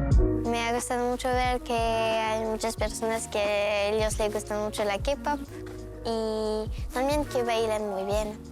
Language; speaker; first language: Spanish; non-native, learner; French